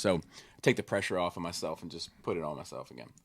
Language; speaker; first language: English; native; English